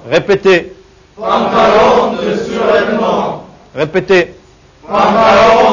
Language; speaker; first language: French; native; French